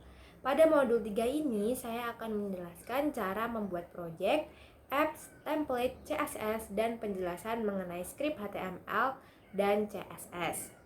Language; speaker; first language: Indonesian; native; Indonesian